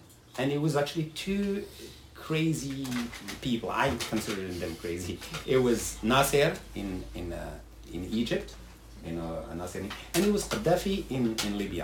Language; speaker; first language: English; non-native, fluent; Arabic